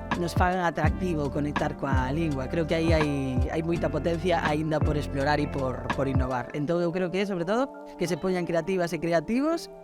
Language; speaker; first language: Galician; non-native, local second language; Spanish